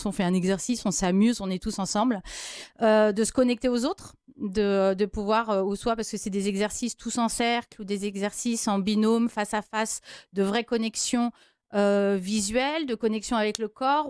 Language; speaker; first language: French; native; French